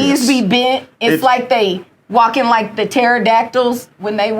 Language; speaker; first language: English; native; English